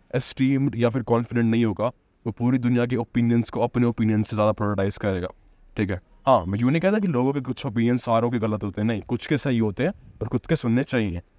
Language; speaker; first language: Hindi; native; Hindi